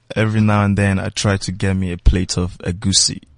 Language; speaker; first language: English; non-native, local second language; Yoruba